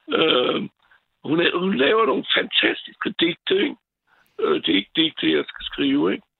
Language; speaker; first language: Danish; non-native, fluent; French